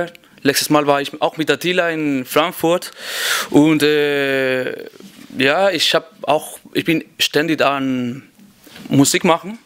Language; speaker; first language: German; non-native, fluent; Spanish